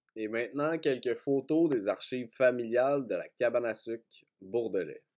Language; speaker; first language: French; native; French